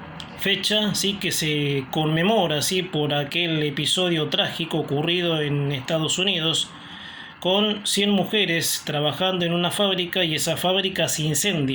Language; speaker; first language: Spanish; native; Spanish